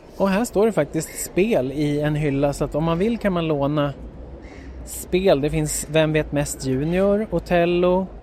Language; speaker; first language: Swedish; native; Swedish